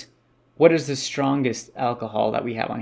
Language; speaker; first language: English; native; English